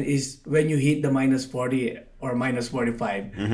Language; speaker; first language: English; non-native, local second language; Filipino